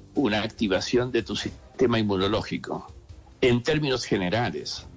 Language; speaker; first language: Spanish; native; Spanish